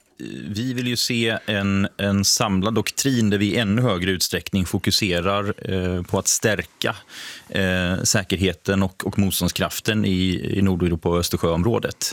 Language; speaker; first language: Swedish; native; Swedish